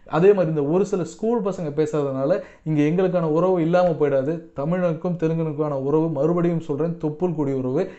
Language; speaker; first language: Tamil; non-native, local second language; Telugu